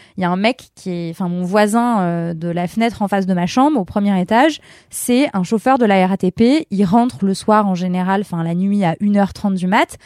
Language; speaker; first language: French; native; French